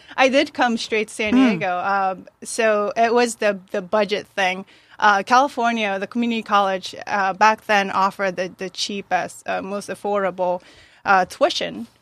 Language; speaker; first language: English; non-native, fluent; Japanese